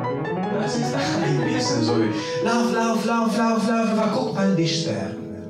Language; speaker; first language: German; non-native, fluent; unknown